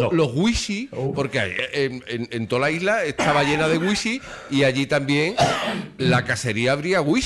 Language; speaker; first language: Spanish; native; Spanish